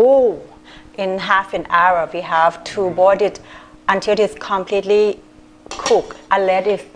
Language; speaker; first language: English; non-native, local second language; Thai